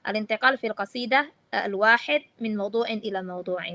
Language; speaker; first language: Arabic; non-native, fluent; Indonesian